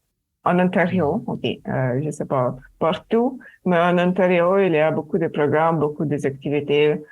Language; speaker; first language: French; non-native, fluent; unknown